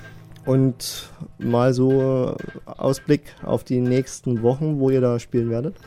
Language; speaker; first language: German; native; German